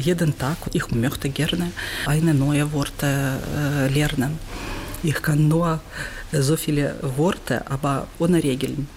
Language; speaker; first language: German; non-native, learner; Ukrainian